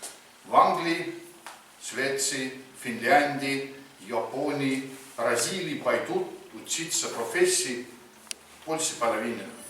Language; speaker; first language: Russian; non-native, fluent; Estonian